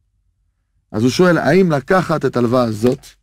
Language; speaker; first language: Hebrew; non-native, fluent; French